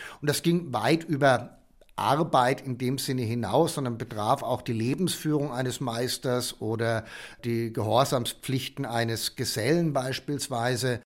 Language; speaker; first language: German; native; German